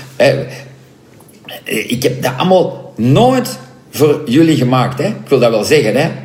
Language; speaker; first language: Dutch; non-native, local second language; French